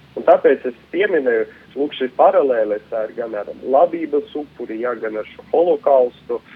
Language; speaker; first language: Latvian; non-native, local second language; Russian